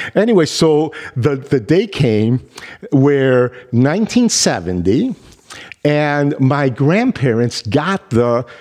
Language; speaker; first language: English; early bilingual, other home language; Spanish